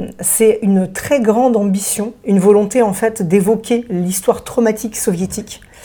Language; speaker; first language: French; early bilingual, other home language; Russian